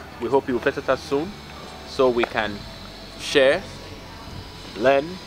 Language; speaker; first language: English; non-native, local second language; Akan